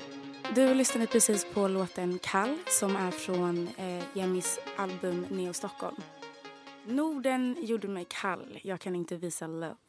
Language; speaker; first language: Swedish; native; Swedish